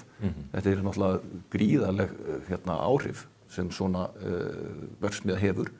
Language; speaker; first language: Icelandic; native; Icelandic